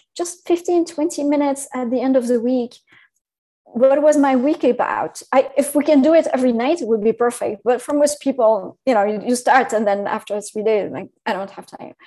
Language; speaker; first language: English; non-native, fluent; Arabic